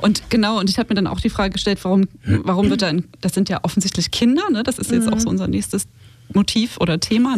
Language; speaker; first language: German; native; German